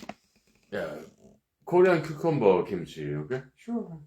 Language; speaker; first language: English; non-native, fluent; Korean